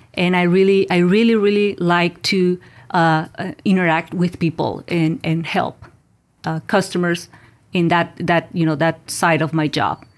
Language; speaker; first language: English; non-native, fluent; Spanish